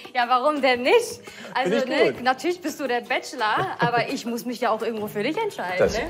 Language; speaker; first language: German; native; German